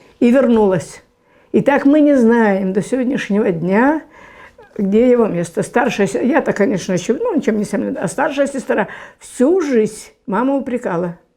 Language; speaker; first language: Russian; non-native, local second language; German